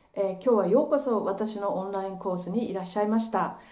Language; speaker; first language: Japanese; native; Japanese